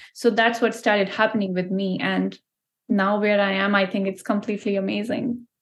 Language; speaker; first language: English; non-native, local second language; Punjabi